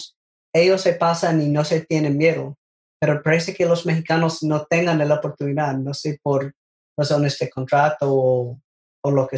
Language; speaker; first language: Spanish; non-native, learner; English